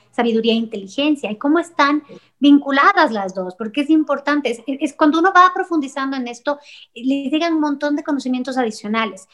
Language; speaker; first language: Spanish; native; Spanish